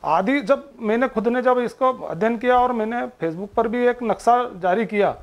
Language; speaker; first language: Hindi; native; Hindi